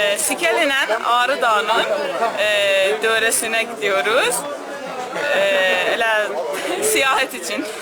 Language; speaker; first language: Turkish; non-native, learner; Azerbaijani